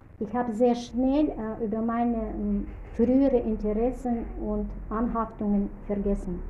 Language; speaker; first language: German; non-native, fluent; Russian